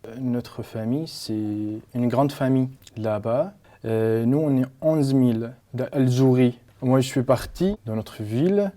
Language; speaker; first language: French; non-native, learner; Arabic